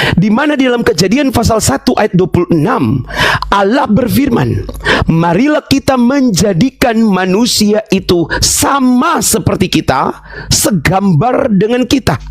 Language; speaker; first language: Indonesian; native; Indonesian